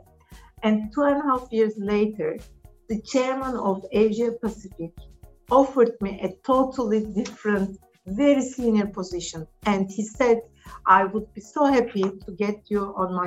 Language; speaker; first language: English; non-native, fluent; Turkish